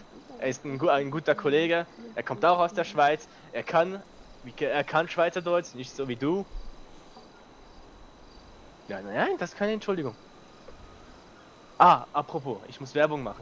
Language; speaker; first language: German; native; German